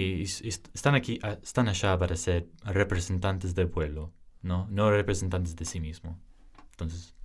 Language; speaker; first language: Spanish; early bilingual, heritage; English